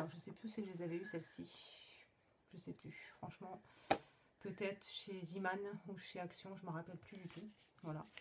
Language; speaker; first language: French; native; French